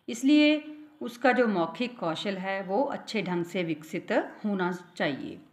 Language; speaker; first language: Hindi; non-native, local second language; Punjabi